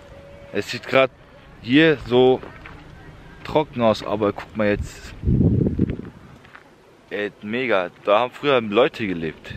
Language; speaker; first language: German; early bilingual, other home language; Turkish